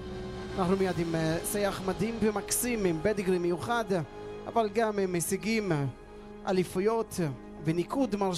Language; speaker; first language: Hebrew; non-native, local second language; Arabic